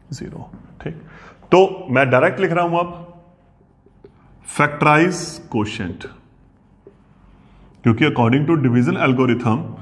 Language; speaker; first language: Hindi; non-native, local second language; Punjabi